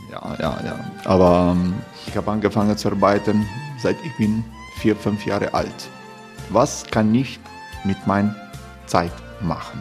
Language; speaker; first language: German; non-native, learner; Croatian